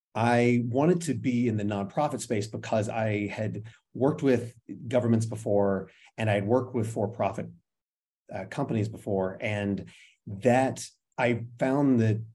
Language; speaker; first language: English; native; English